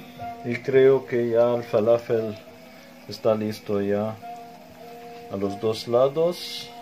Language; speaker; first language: Spanish; non-native, fluent; Arabic